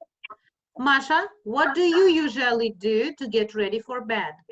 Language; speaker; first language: English; non-native, fluent; Russian